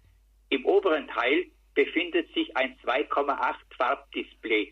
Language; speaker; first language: German; native; German